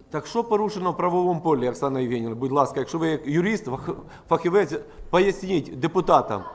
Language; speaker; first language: Ukrainian; native; Ukrainian